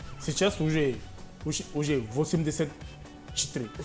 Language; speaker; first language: Russian; non-native, learner; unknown